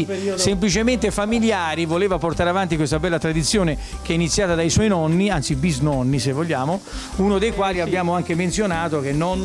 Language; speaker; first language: Italian; native; Italian